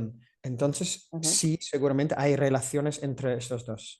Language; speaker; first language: Spanish; non-native, fluent; Dutch